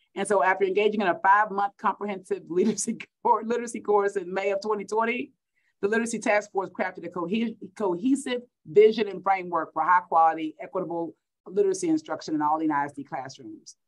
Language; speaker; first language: English; native; English